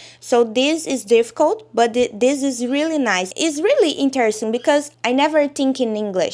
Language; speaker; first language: English; non-native, learner; Portuguese